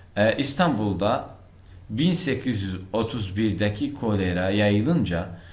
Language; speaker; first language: Turkish; non-native, fluent; Arabic